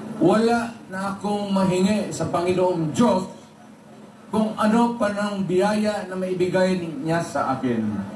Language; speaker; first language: Filipino; non-native, local second language; Cebuano